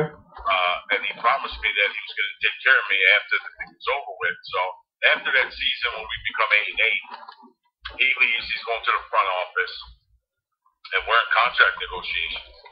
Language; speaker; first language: English; native; English